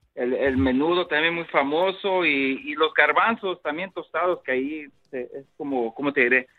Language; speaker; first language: Spanish; native; Spanish